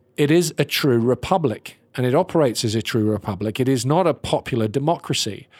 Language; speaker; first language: English; native; English